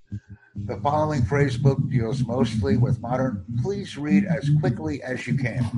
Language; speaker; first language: English; non-native, fluent; Romanian